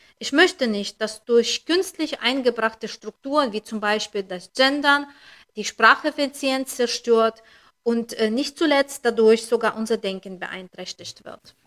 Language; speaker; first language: German; non-native, fluent; Lithuanian